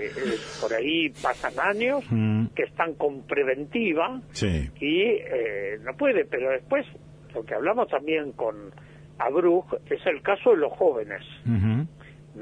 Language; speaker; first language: Spanish; native; Spanish